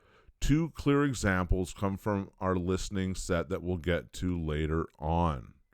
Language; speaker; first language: English; native; English